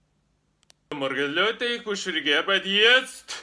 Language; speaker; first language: German; non-native, learner; Russian